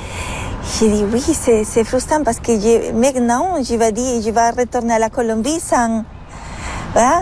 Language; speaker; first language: French; non-native, learner; Spanish